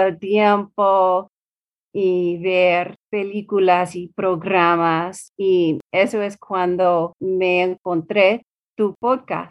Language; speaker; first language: Spanish; non-native, learner; English